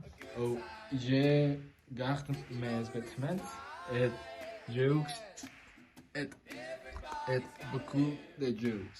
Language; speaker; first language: French; non-native, learner; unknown